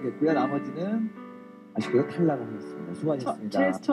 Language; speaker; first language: Korean; native; Korean